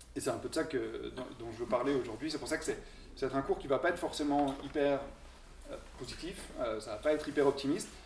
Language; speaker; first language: French; native; French